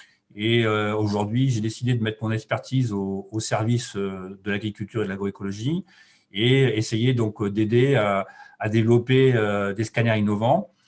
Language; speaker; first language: French; native; French